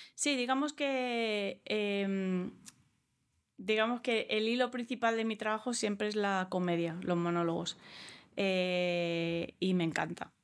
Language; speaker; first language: Spanish; early bilingual, other home language; English